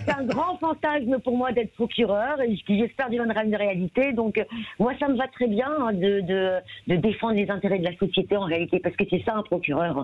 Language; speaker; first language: French; native; French